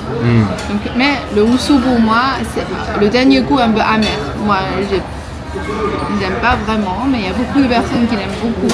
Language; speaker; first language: French; non-native, learner; Chinese